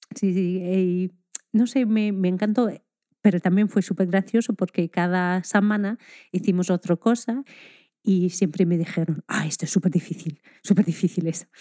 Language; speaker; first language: Spanish; non-native, fluent; English